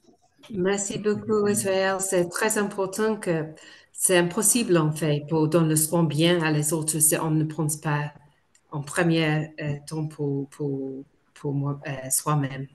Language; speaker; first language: French; non-native, fluent; English